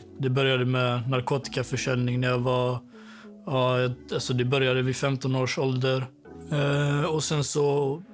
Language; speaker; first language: Swedish; native; Swedish